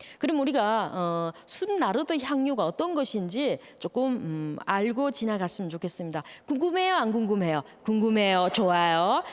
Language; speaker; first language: Korean; native; Korean